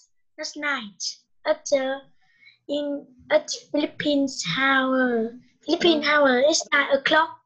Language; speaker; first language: English; non-native, learner; Vietnamese